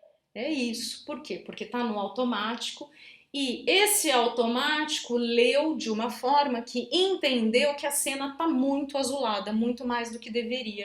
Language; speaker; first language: Portuguese; native; Portuguese